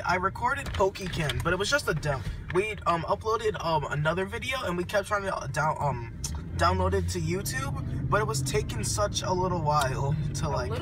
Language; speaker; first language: English; native; English